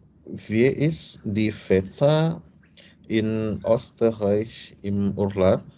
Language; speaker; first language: German; non-native, learner; Indonesian